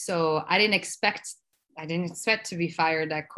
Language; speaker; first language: English; non-native, fluent; Arabic